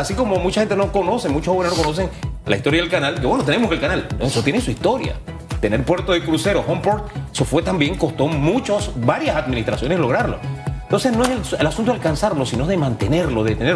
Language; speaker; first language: Spanish; native; Spanish